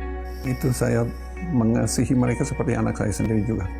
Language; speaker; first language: Indonesian; non-native, fluent; English